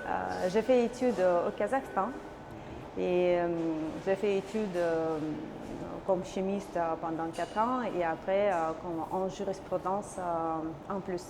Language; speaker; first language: French; non-native, learner; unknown